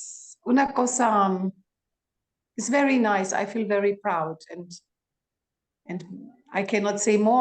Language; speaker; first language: English; non-native, fluent; Greek